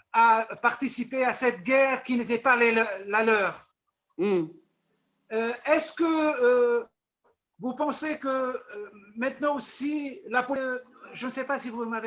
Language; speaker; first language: French; non-native, local second language; Arabic